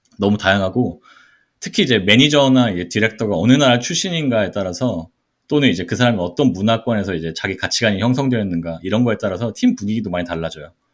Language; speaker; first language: Korean; native; Korean